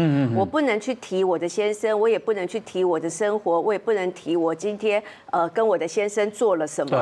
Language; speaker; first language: Chinese; native; Chinese